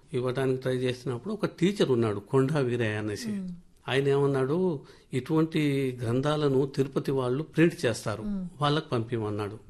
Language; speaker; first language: Telugu; non-native, local second language; Lambadi